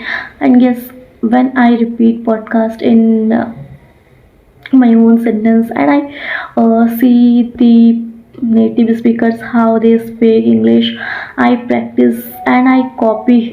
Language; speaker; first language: English; non-native, learner; Odia